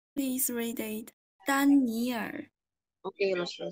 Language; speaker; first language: English; non-native, fluent; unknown